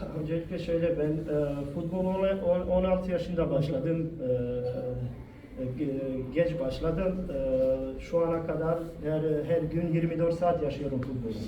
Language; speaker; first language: Turkish; non-native, fluent; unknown